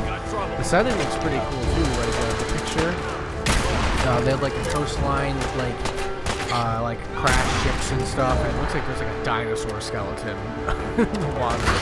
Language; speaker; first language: English; native; English